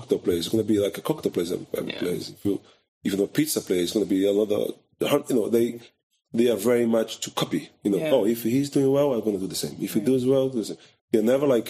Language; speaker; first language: English; non-native, fluent; Portuguese